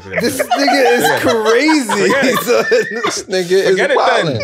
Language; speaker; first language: English; native; English